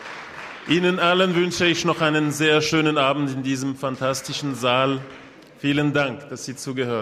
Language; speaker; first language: German; non-native, local second language; French